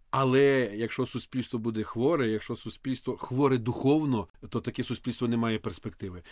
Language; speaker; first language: Ukrainian; native; Ukrainian